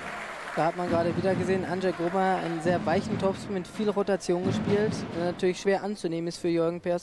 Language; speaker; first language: German; native; German